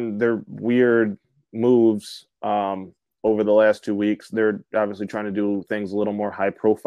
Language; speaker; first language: English; native; English